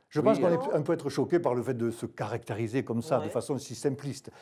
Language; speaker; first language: French; native; French